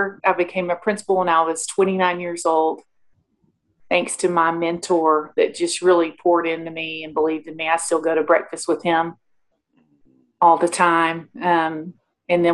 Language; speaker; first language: English; native; English